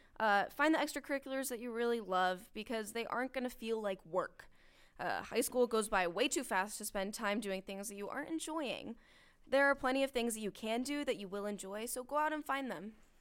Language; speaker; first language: English; native; English